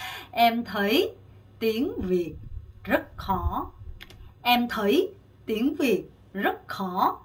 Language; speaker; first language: Vietnamese; non-native, fluent; Korean